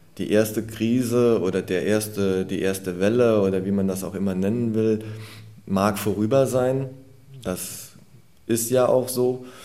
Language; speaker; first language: German; native; German